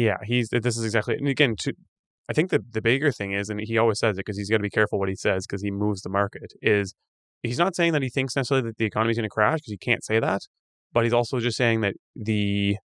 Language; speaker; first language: English; native; English